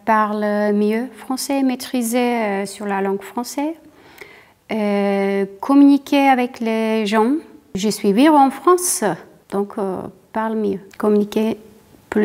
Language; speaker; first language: French; non-native, learner; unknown